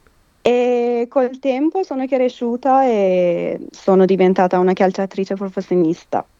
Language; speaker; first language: Italian; non-native, fluent; Persian